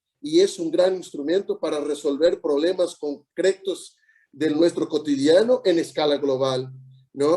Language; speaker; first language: Spanish; non-native, fluent; Portuguese